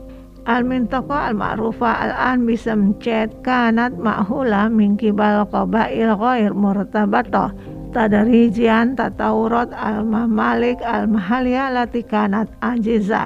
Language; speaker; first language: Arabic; non-native, fluent; Indonesian